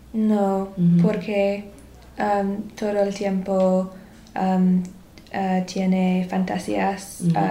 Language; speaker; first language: Spanish; non-native, learner; English